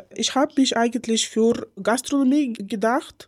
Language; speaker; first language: German; non-native, learner; Ukrainian